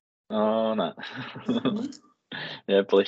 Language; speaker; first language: German; non-native, learner; Czech